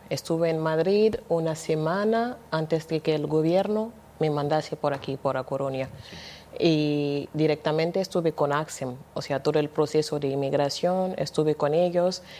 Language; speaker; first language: Spanish; non-native, fluent; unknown